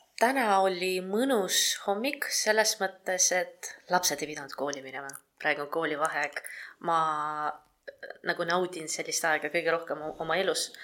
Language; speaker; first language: Estonian; non-native, local second language; Russian